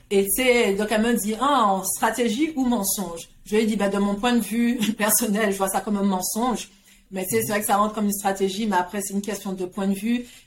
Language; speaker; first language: French; native; French